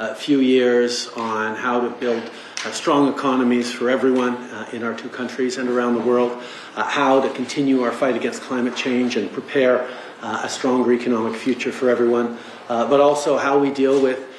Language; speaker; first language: English; early bilingual, other home language; French